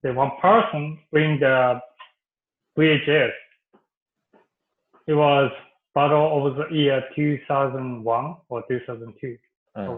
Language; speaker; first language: English; non-native, learner; Japanese